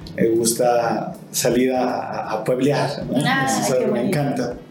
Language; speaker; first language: Spanish; native; Spanish